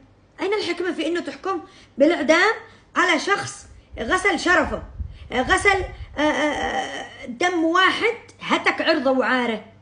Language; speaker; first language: Arabic; native; Arabic